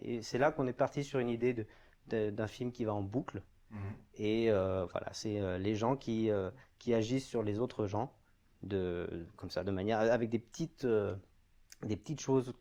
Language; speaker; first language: French; native; French